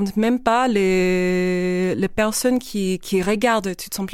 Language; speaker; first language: French; non-native, fluent; English